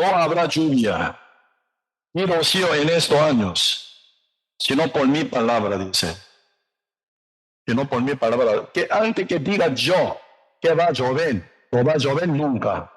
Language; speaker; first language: Spanish; non-native, learner; Korean